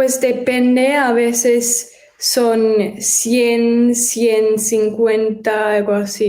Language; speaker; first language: Spanish; early bilingual, heritage; German